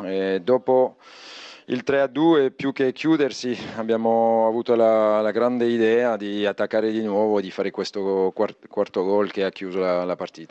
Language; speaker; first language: Italian; non-native, fluent; French